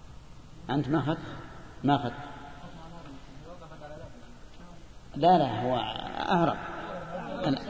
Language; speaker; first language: Arabic; native; Arabic